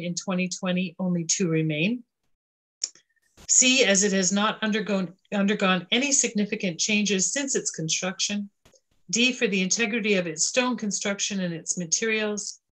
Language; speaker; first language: English; native; English